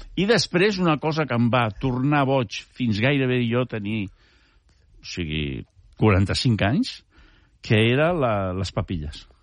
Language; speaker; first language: Catalan; early bilingual, heritage; Catalan